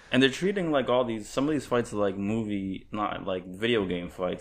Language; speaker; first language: English; native; English